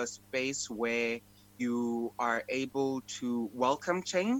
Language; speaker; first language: English; non-native, local second language; Xhosa